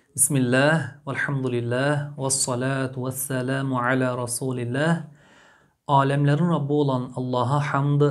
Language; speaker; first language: Turkish; early bilingual, heritage; Turkish